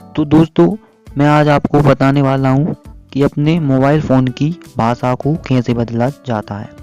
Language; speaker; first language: Hindi; native; Hindi